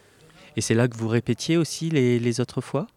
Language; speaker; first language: French; native; French